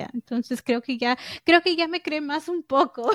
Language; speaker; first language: Spanish; early bilingual, heritage; English